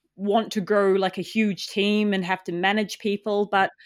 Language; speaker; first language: English; native; English